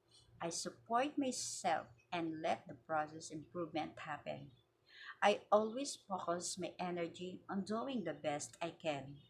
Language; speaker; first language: English; non-native, learner; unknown